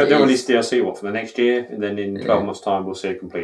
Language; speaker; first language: English; native; English